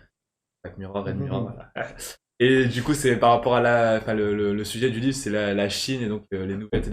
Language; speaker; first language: French; native; French